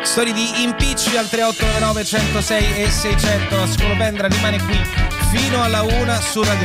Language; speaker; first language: Italian; native; Italian